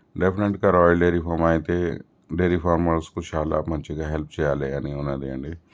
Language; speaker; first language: Telugu; non-native, local second language; Urdu